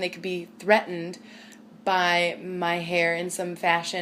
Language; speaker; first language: English; native; English